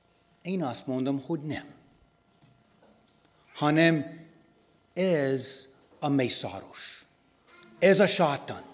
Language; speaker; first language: Hungarian; non-native, learner; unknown